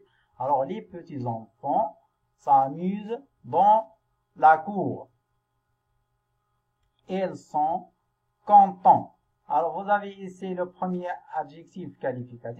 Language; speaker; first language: French; non-native, local second language; Arabic